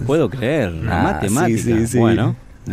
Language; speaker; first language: Spanish; native; Spanish